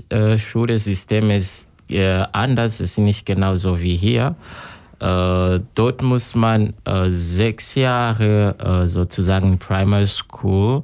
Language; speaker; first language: German; non-native, learner; Kinyarwanda